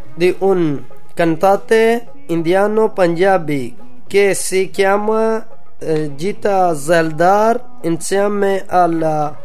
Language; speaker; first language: Italian; non-native, learner; Urdu